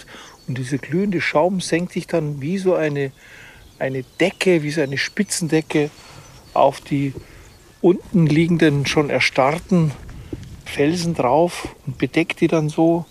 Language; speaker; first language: German; native; German